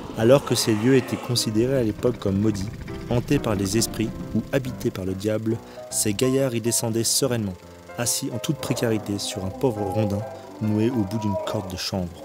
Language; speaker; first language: French; native; French